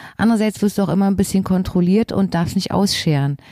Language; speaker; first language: German; native; German